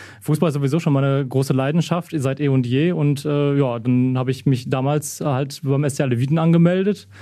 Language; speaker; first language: German; native; German